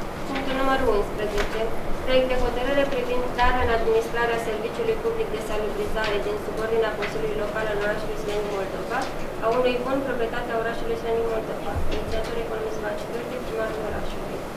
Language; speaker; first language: Romanian; native; Romanian